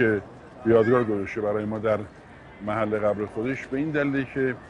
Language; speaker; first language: Persian; native; Persian